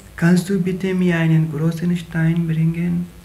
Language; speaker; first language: German; non-native, learner; Pashto